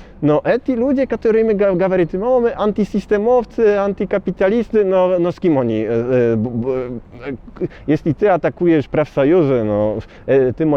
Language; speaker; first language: Russian; non-native, learner; Polish